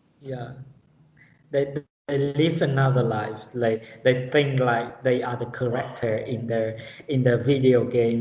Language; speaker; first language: English; non-native, fluent; Vietnamese